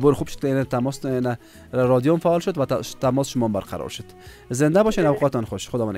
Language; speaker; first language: Persian; native; Persian